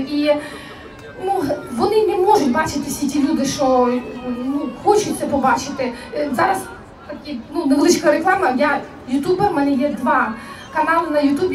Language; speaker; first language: Ukrainian; native; Ukrainian